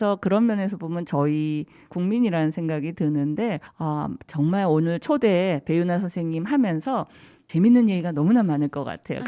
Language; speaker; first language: Korean; native; Korean